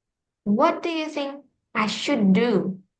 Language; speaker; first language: English; non-native, fluent; Indonesian